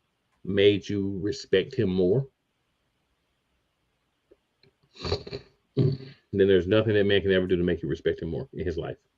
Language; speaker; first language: English; native; English